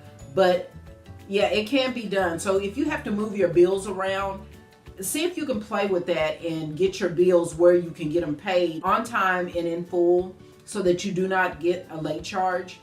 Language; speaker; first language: English; native; English